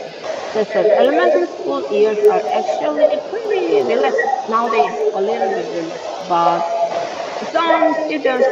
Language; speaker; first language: English; non-native, learner; Korean